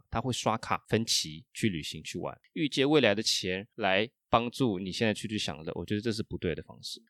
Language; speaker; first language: Chinese; non-native, fluent; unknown